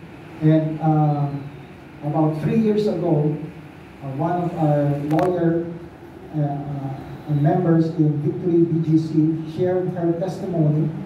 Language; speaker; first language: English; non-native, local second language; Filipino